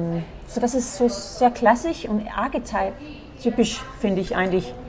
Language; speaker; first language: German; non-native, fluent; Danish